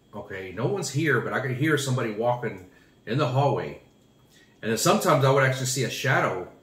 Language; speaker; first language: English; native; English